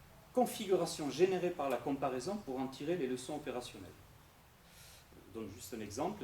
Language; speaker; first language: French; native; French